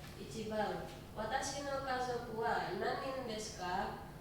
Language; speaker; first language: Japanese; non-native, learner; Indonesian